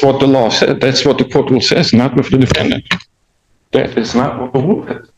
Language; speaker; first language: English; native; English